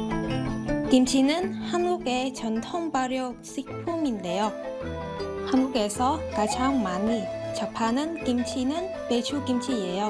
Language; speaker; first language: Korean; non-native, fluent; Vietnamese